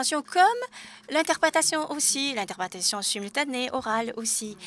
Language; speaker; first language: French; non-native, fluent; Japanese